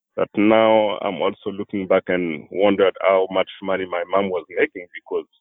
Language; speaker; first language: English; non-native, fluent; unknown